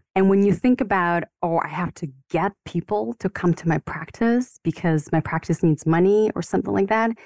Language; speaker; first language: English; non-native, fluent; Ukrainian